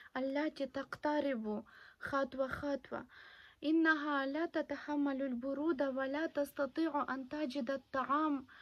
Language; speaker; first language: Arabic; non-native, fluent; Ukrainian